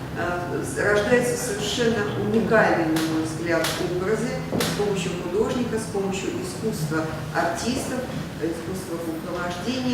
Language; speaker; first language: Russian; native; Russian